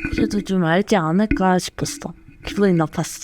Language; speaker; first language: Korean; non-native, fluent; Mongolian